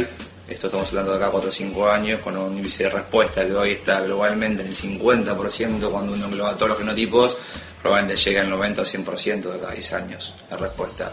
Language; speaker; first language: Spanish; native; Spanish